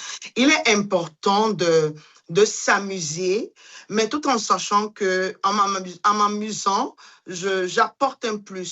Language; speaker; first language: French; non-native, local second language; Duala